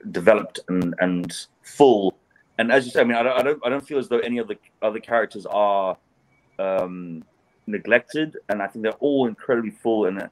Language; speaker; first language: English; native; English